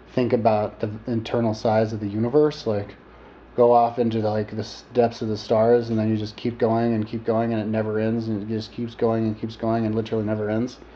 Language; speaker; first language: English; native; English